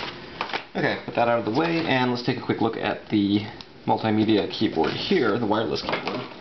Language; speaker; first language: English; native; English